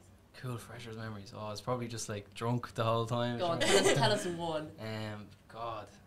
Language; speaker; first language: English; native; English